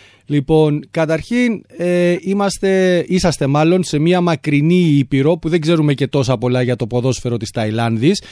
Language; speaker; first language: Greek; native; Greek